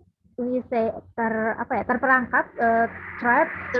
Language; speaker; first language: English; non-native, learner; Indonesian